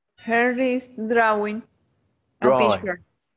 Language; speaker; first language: English; non-native, learner; Spanish